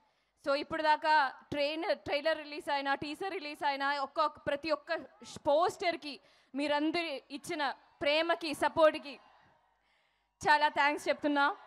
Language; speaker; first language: Telugu; non-native, fluent; Malayalam